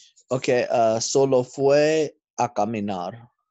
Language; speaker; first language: Spanish; non-native, learner; English